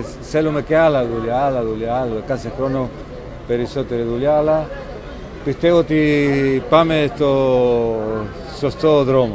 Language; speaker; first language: Greek; non-native, learner; Spanish